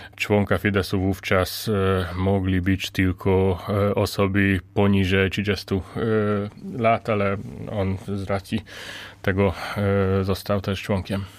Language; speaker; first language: Polish; non-native, fluent; Hungarian